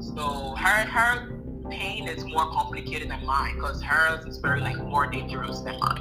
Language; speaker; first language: English; non-native, fluent; Italian